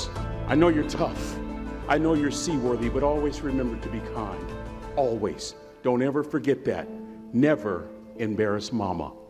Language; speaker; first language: English; native; English